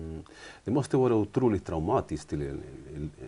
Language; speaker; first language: Swedish; non-native, fluent; Spanish